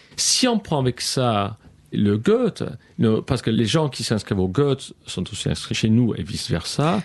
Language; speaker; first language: French; non-native, fluent; English